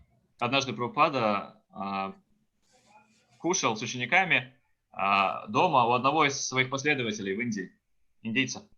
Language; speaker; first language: Russian; native; Russian